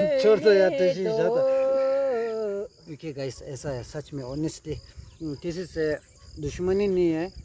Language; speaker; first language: Hindi; non-native, local second language; Tibetan